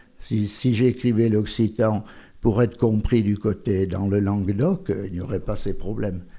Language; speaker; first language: French; native; French